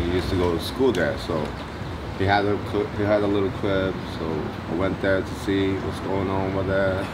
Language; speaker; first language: English; non-native, fluent; Japanese